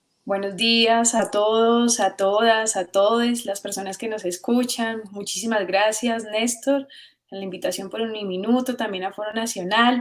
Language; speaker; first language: Spanish; native; Spanish